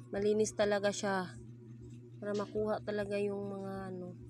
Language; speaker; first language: Filipino; non-native, local second language; Cebuano